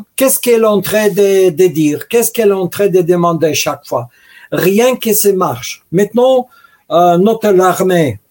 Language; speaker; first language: French; non-native, learner; Russian